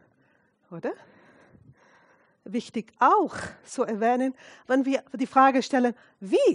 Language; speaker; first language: German; non-native, fluent; Arabic